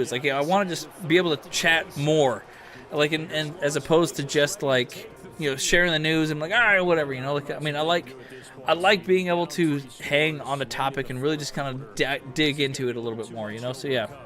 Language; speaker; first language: English; native; English